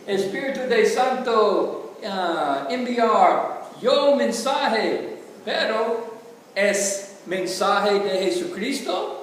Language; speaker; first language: Spanish; non-native, learner; English